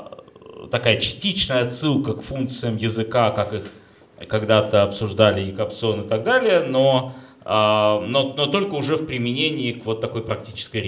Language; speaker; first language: Russian; native; Russian